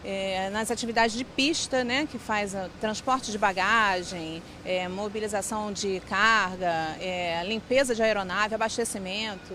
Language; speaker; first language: Portuguese; native; Portuguese